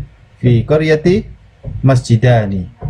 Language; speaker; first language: Arabic; non-native, fluent; Indonesian